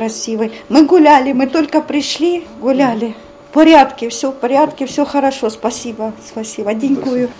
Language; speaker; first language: Russian; non-native, learner; Ukrainian